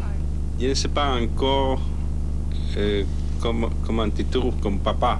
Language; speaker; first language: French; non-native, learner; Spanish